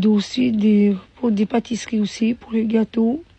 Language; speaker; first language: French; non-native, local second language; Arabic